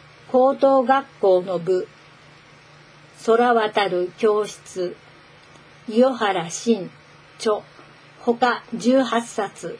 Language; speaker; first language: Japanese; native; Japanese